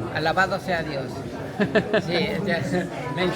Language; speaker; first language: Spanish; non-native, learner; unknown